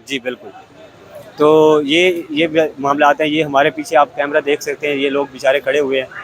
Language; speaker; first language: Urdu; non-native, local second language; Punjabi